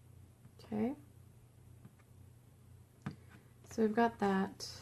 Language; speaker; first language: English; native; English